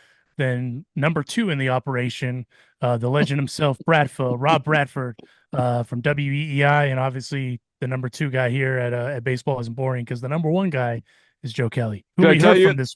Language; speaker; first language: English; native; English